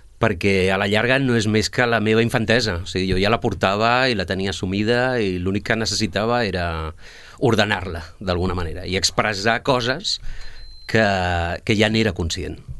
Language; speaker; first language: Catalan; early bilingual, other home language; Spanish